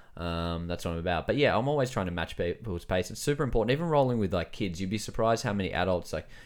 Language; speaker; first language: English; native; English